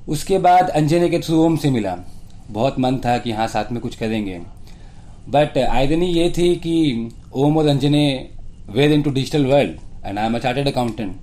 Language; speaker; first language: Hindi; native; Hindi